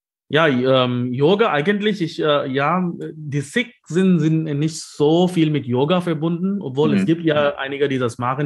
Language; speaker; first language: German; non-native, fluent; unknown